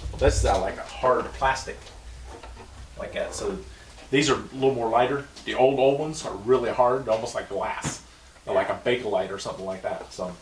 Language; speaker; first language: English; native; English